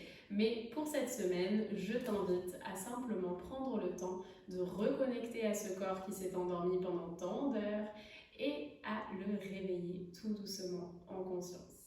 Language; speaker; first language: French; native; French